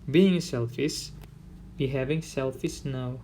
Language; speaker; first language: English; non-native, fluent; Indonesian